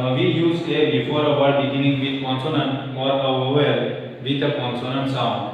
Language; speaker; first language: English; non-native, local second language; Gujarati